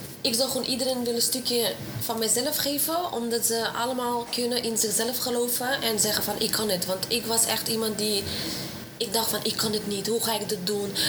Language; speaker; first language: Dutch; non-native, fluent; Russian